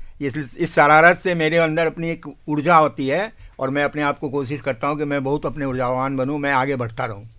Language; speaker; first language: Hindi; native; Hindi